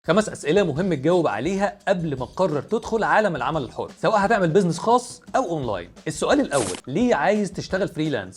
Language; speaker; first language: Arabic; native; Arabic